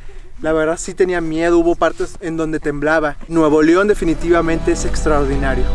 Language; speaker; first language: Spanish; native; Spanish